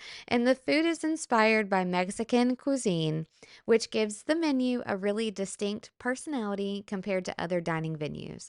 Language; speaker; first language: English; native; English